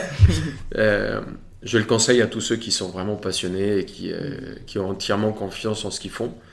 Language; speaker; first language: French; non-native, fluent; Spanish